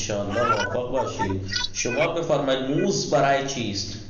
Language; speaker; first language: Persian; non-native, fluent; Urdu